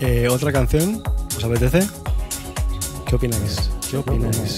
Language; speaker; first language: Spanish; native; Spanish